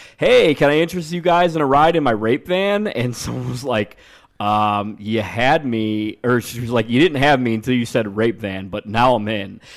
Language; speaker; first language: English; native; English